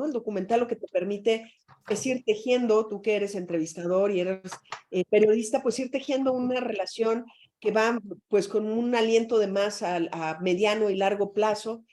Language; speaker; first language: Spanish; native; Spanish